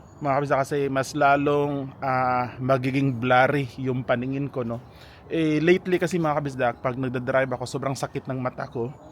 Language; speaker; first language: Filipino; non-native, local second language; Cebuano